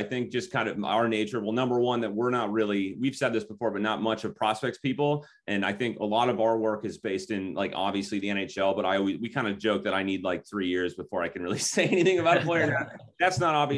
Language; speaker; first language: English; native; English